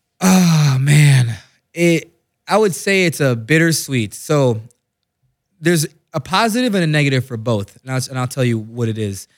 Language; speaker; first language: English; native; English